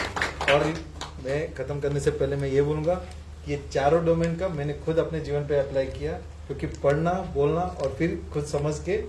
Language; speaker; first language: Hindi; native; Hindi